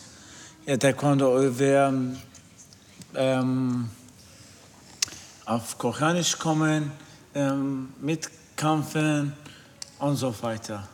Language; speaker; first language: German; non-native, learner; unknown